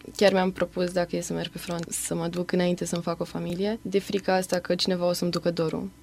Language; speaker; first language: Romanian; native; Romanian